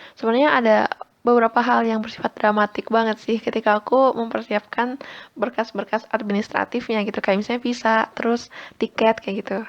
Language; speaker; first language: Indonesian; native; Indonesian